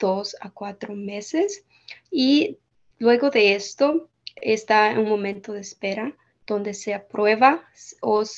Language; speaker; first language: Spanish; early bilingual, heritage; Spanish